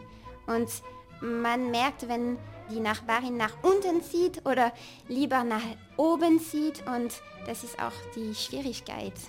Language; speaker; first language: German; non-native, fluent; French